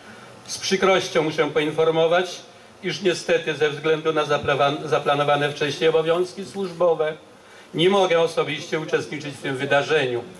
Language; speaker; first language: Polish; native; Polish